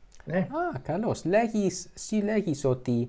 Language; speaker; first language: Greek; non-native, learner; English